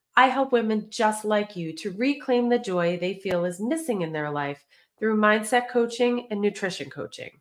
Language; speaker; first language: English; native; English